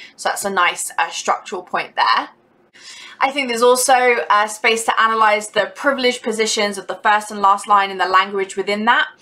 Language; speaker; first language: English; native; English